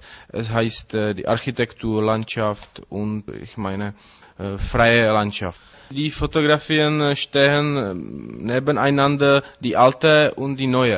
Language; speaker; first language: German; non-native, learner; Czech